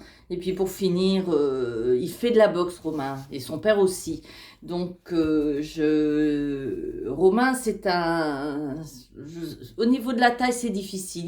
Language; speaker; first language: French; native; French